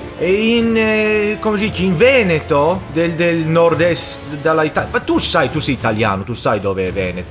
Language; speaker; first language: Italian; non-native, learner; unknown